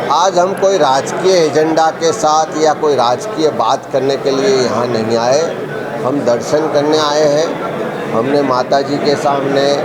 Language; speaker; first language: Hindi; non-native, local second language; Gujarati